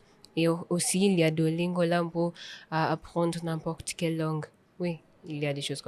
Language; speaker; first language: French; non-native, fluent; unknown